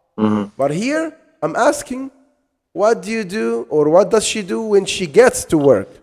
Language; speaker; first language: English; non-native, fluent; Arabic